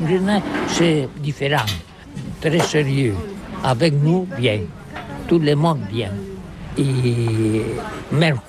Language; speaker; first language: French; non-native, learner; Catalan